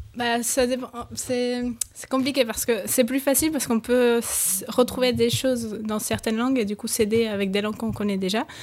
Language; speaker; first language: French; non-native, fluent; Spanish